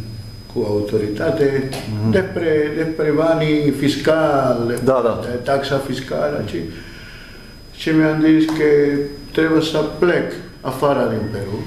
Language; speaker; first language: Romanian; non-native, learner; Spanish